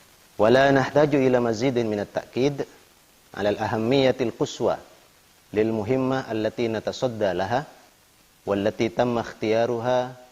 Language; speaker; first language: Arabic; non-native, fluent; Indonesian